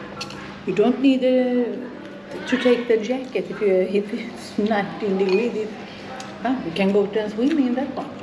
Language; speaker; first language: English; non-native, fluent; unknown